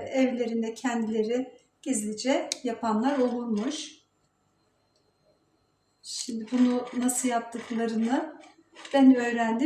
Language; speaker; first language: Turkish; native; Turkish